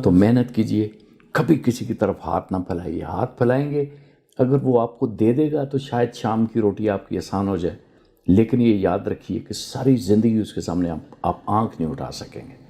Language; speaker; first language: Urdu; non-native, local second language; Punjabi